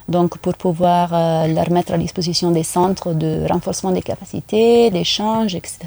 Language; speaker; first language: French; non-native, fluent; Italian